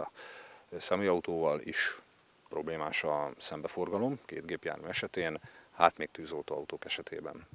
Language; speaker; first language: Hungarian; native; Hungarian